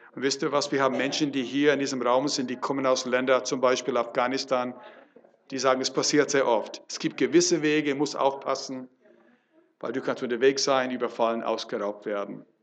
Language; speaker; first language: German; non-native, fluent; English